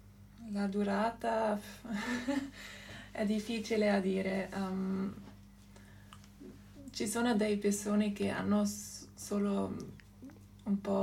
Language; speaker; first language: Italian; non-native, local second language; German